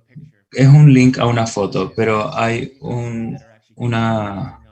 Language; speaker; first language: Spanish; non-native, fluent; English